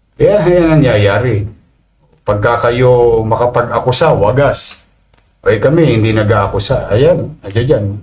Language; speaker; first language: Filipino; native; Filipino